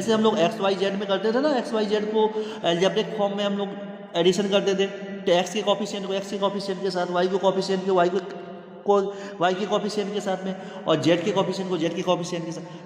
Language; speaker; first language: Hindi; native; Hindi